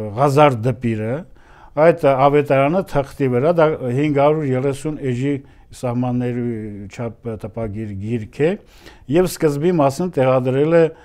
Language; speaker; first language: Armenian; native; Armenian